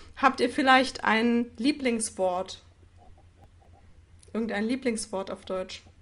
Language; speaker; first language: German; native; German